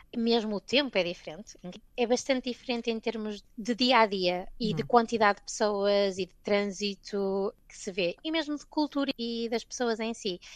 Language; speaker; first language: Portuguese; native; Portuguese